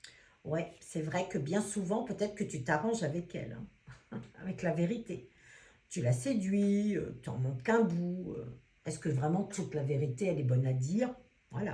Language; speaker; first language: French; native; French